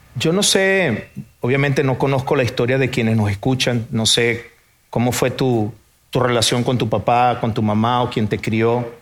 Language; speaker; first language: Spanish; early bilingual, other home language; Portuguese